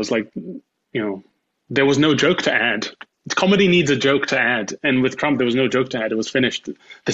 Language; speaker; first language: English; native; English